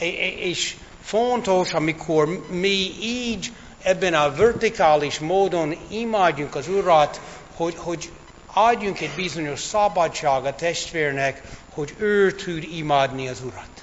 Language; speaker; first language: Hungarian; non-native, fluent; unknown